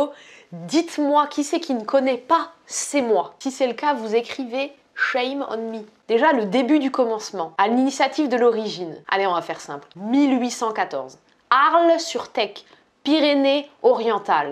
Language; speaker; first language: French; native; French